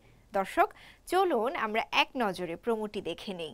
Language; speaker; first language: Bangla; native; Bangla